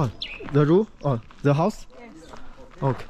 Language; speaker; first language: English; non-native, learner; Chinese